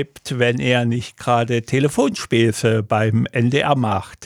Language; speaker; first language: German; native; German